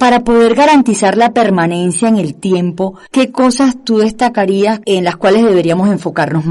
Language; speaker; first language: Spanish; native; Spanish